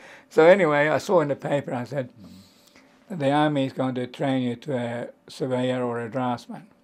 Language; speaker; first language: English; non-native, fluent; Swedish